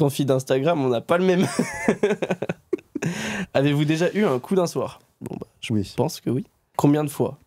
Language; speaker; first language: French; native; French